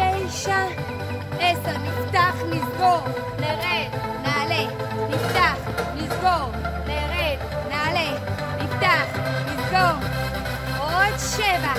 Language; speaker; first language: Hebrew; native; Hebrew